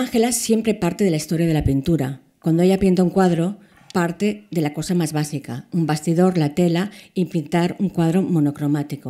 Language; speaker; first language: Spanish; native; Spanish